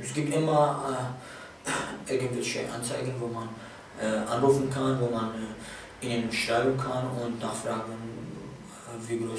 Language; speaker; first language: German; non-native, learner; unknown